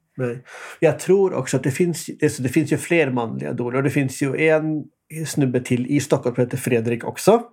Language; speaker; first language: Swedish; non-native, fluent; Norwegian